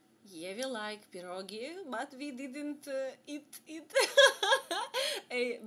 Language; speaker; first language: English; non-native, learner; Russian